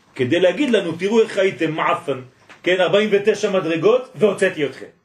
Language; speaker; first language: Hebrew; non-native, fluent; French